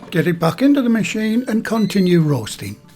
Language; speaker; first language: English; native; English